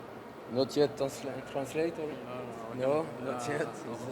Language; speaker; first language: English; non-native, learner; French